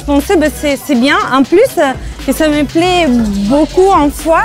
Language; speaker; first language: French; non-native, learner; Russian